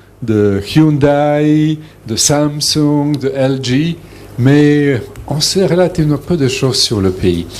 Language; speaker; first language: French; non-native, fluent; Serbian